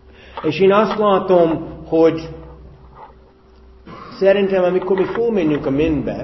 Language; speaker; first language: Hungarian; non-native, fluent; English